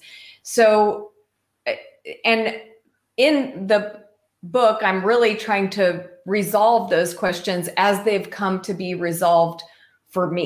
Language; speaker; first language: English; native; English